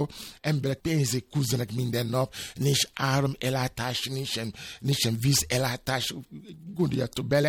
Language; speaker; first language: Hungarian; non-native, fluent; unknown